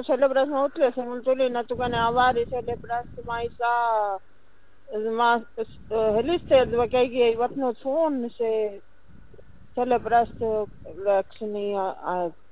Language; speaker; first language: Estonian; non-native, learner; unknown